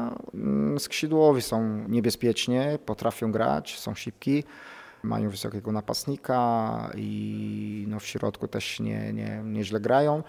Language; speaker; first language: Polish; non-native, fluent; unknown